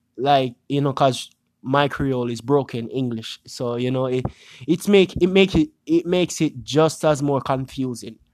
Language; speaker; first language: English; non-native, local second language; Jamaican Creole English